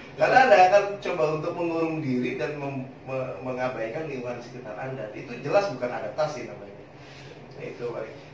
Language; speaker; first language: Indonesian; native; Indonesian